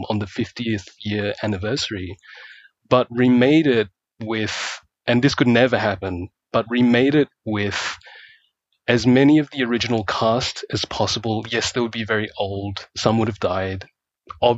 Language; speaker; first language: English; native; English